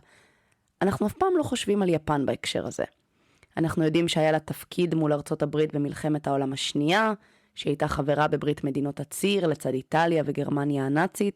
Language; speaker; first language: Hebrew; native; Hebrew